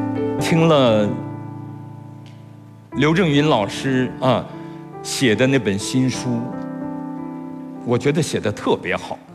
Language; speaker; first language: Chinese; native; Chinese